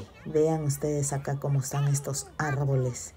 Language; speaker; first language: Spanish; native; Spanish